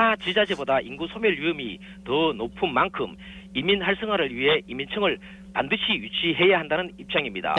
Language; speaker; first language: Korean; native; Korean